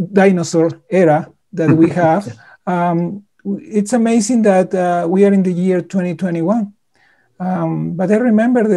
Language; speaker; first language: English; non-native, fluent; Spanish